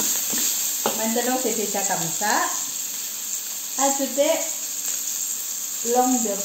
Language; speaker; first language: French; non-native, learner; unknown